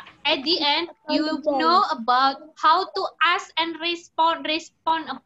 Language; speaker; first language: English; non-native, fluent; Indonesian